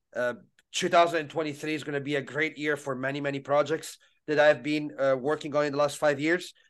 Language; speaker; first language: English; non-native, fluent; Italian